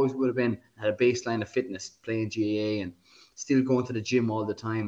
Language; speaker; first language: English; native; English